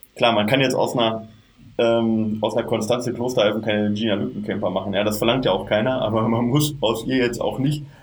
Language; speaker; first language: German; native; German